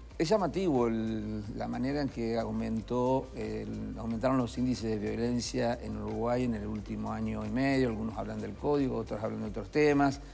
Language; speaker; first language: Spanish; native; Spanish